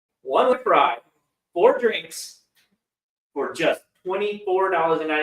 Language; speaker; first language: English; native; English